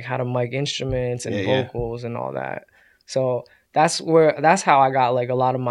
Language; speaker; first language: English; native; English